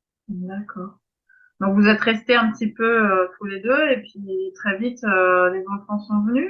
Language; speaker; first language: French; native; French